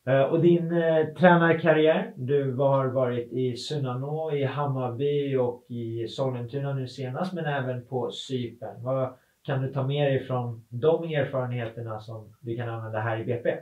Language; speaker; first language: Swedish; native; Swedish